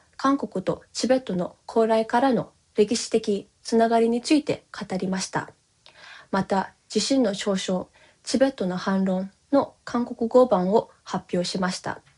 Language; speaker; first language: Japanese; non-native, fluent; Tibetan